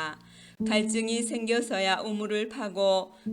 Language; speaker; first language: Korean; native; Korean